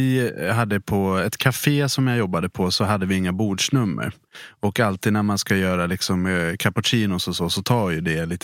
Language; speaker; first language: Swedish; native; Swedish